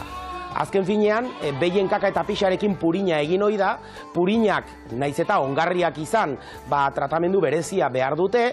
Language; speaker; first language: Basque; native; Basque